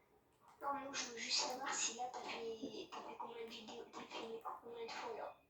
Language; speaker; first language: French; native; French